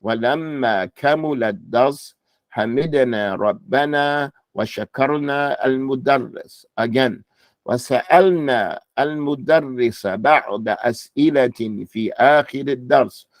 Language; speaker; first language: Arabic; non-native, fluent; English